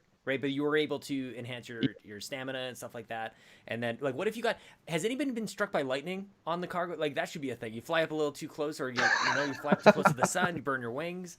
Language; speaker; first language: English; native; English